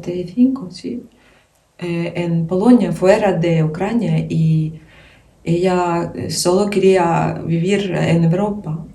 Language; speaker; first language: Spanish; non-native, learner; Ukrainian